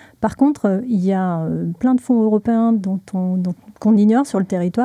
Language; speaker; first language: French; non-native, fluent; Spanish